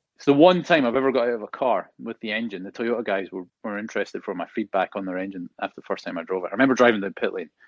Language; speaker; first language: English; native; English